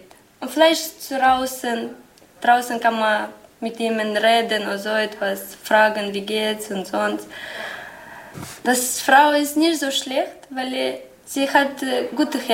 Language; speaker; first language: German; non-native, learner; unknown